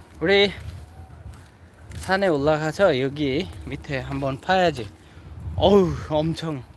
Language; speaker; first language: Korean; non-native, learner; Bangla